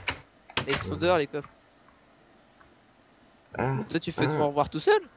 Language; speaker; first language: French; native; French